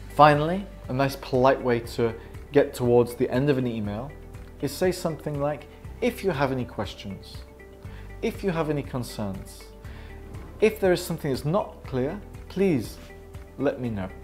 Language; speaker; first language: English; native; English